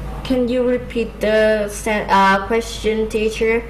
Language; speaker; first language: English; non-native, learner; Vietnamese